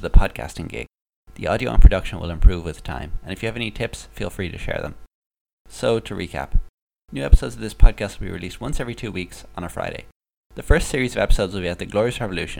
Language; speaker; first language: English; native; English